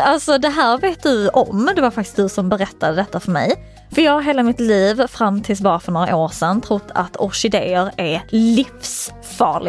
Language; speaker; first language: Swedish; native; Swedish